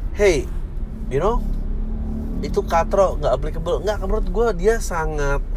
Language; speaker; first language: Indonesian; native; Indonesian